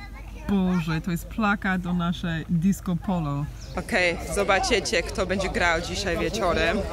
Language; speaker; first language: Polish; non-native, fluent; English